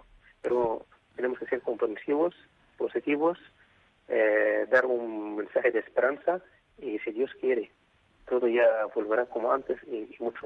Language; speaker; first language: Spanish; non-native, fluent; Arabic